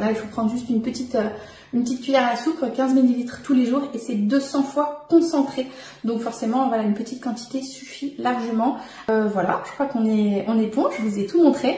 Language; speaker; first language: French; native; French